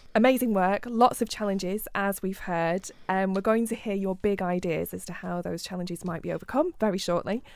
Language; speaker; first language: English; native; English